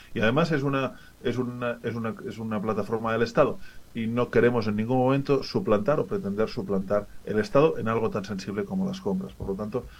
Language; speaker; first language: Spanish; native; Spanish